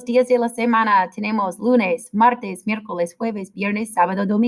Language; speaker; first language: Spanish; non-native, fluent; English